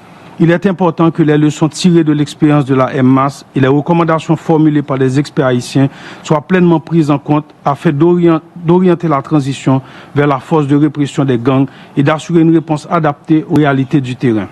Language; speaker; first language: French; non-native, local second language; Haitian Creole